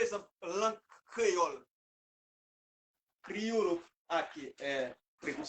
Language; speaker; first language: Portuguese; non-native, learner; Haitian Creole